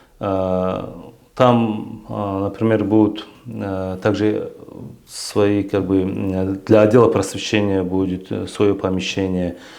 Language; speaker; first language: Russian; non-native, local second language; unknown